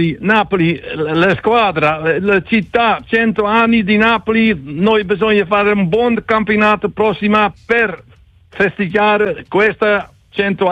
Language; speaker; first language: Italian; non-native, learner; Dutch